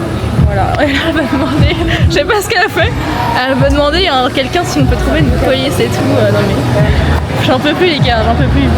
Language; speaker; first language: French; native; French